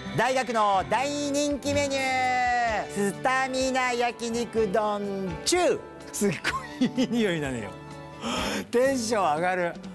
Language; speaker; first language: Japanese; native; Japanese